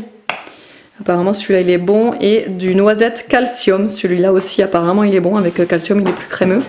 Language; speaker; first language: French; native; French